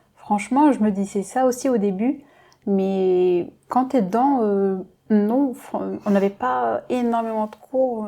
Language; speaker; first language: French; non-native, local second language; Arabic